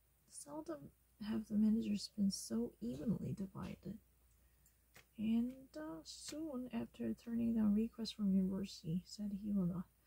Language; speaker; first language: English; non-native, learner; Korean